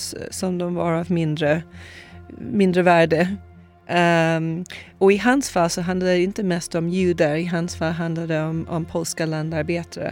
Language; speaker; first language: Swedish; non-native, fluent; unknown